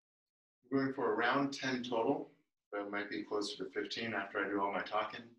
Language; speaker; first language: English; native; English